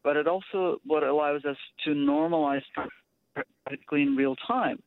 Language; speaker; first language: English; non-native, fluent; Russian